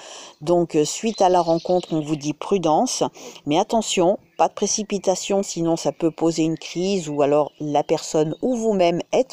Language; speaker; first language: French; native; French